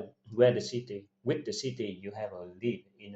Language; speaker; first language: English; non-native, learner; Vietnamese